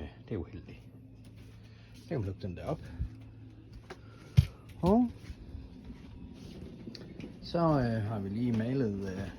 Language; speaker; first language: Danish; native; Danish